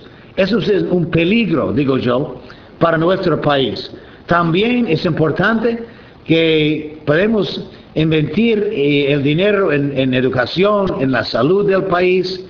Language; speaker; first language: Spanish; non-native, fluent; English